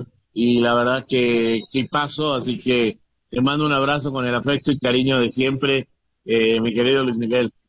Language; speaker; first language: Spanish; native; Spanish